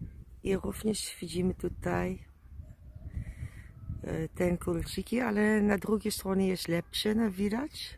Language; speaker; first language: Polish; non-native, learner; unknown